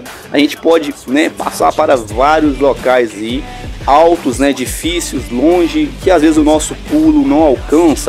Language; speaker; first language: Portuguese; native; Portuguese